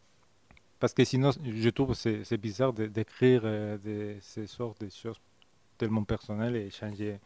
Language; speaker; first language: French; non-native, fluent; Spanish